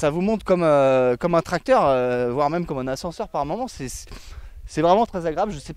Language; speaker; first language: French; native; French